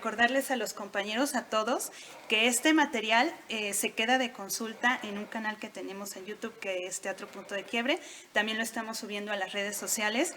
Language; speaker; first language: Spanish; native; Spanish